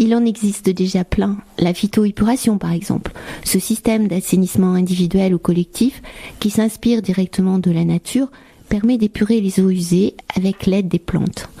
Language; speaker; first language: French; native; French